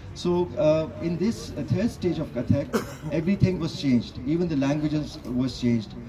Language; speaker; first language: English; non-native, local second language; Pashto